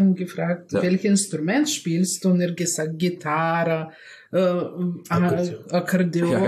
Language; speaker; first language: German; non-native, learner; Russian